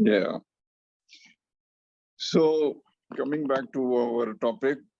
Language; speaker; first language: English; non-native, fluent; Hindi